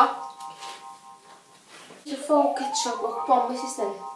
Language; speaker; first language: Swedish; early bilingual, other home language; Arabic